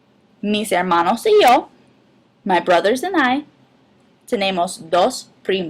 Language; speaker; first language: Spanish; non-native, fluent; English